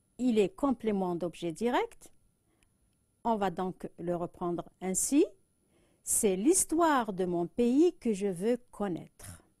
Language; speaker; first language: French; non-native, local second language; Arabic